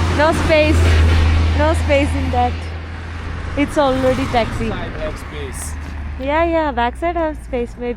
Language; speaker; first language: English; non-native, learner; Malayalam